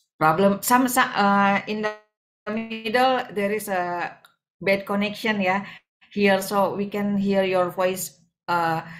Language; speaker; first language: English; non-native, fluent; Indonesian